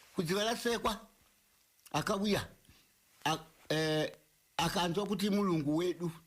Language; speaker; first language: Shona; non-native, fluent; Nyanja